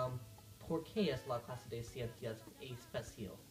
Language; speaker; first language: Spanish; non-native, learner; English